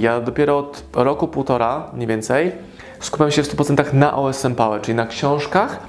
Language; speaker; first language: Polish; native; Polish